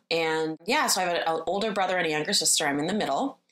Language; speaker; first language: English; native; English